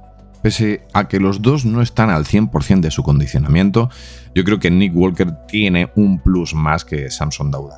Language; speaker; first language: Spanish; native; Spanish